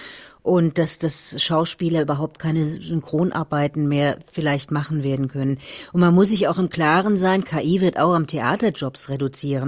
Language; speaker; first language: German; native; German